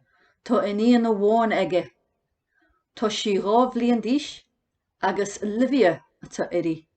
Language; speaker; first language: Irish; non-native, learner; English